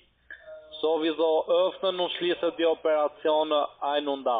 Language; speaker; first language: German; non-native, learner; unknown